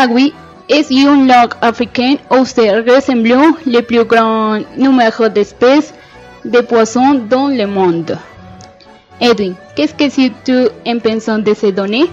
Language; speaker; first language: French; non-native, learner; Spanish